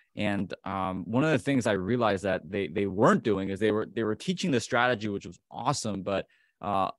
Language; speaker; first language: English; native; English